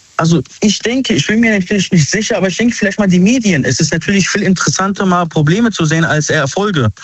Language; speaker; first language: German; early bilingual, other home language; Arabic